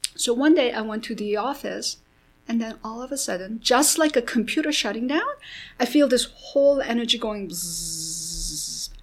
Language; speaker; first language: English; early bilingual, other home language; Korean